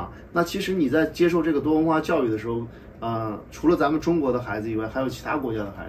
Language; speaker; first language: Chinese; native; Chinese